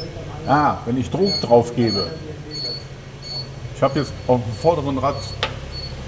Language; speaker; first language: German; native; German